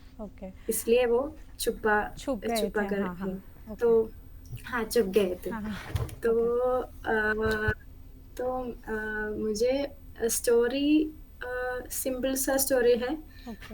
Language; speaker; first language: Hindi; non-native, local second language; Malayalam